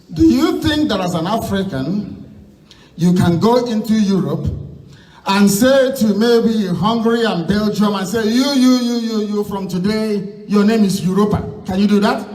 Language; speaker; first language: English; non-native, local second language; Igbo